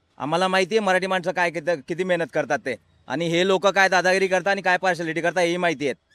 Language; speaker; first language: Marathi; native; Marathi